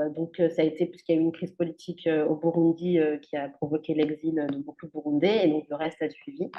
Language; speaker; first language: French; native; French